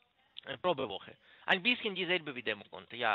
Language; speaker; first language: German; non-native, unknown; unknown